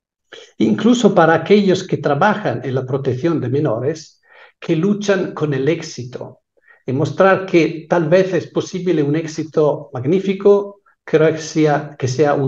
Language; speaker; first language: Spanish; non-native, fluent; Italian